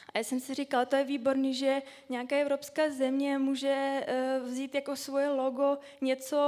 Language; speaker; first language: Czech; non-native, fluent; Russian